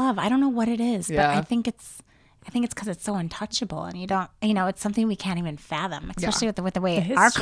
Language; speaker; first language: English; native; English